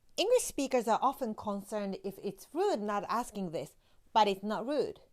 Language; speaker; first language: English; non-native, fluent; Japanese